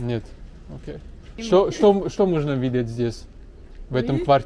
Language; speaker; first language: Russian; non-native, learner; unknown